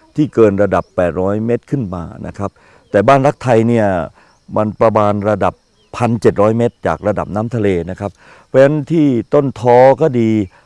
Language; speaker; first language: Thai; native; Thai